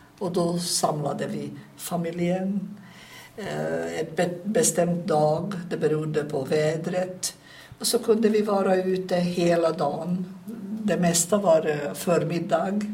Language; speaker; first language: Swedish; non-native, fluent; Hungarian